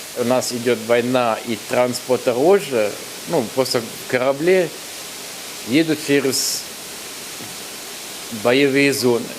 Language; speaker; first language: Russian; non-native, learner; German